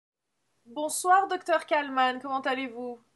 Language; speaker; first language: French; native; French